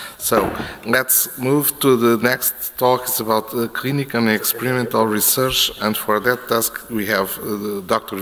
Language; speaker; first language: English; non-native, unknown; Portuguese